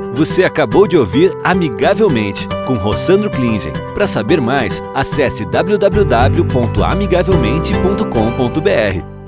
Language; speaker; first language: Portuguese; native; Portuguese